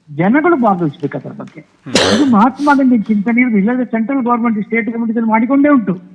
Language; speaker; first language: Kannada; native; Kannada